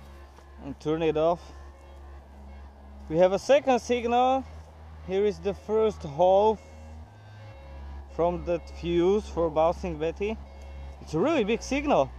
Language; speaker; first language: English; non-native, learner; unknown